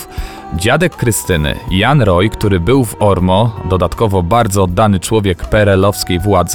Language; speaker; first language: Polish; native; Polish